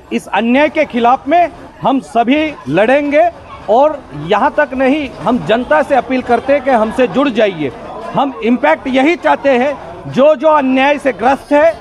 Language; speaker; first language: Hindi; non-native, local second language; Marathi